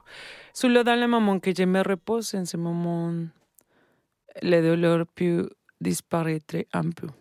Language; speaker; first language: French; non-native, learner; Spanish